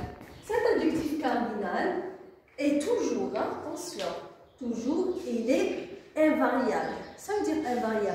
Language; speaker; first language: French; non-native, local second language; Arabic